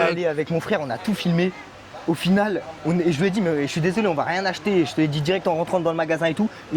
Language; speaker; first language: French; native; French